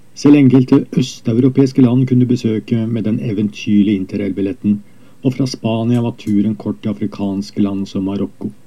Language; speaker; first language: Norwegian; native; Norwegian